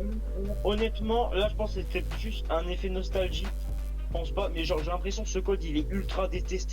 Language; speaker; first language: French; native; French